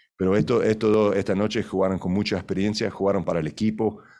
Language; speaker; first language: Spanish; early bilingual, heritage; Spanish